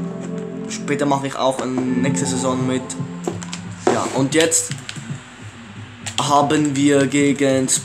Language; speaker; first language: German; early bilingual, other home language; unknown